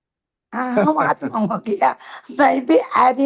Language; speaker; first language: Hindi; non-native, local second language; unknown